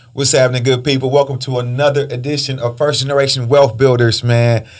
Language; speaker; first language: English; early bilingual, other home language; Spanish